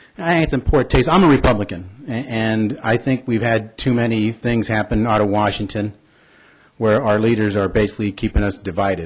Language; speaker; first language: English; early bilingual, other home language; Spanish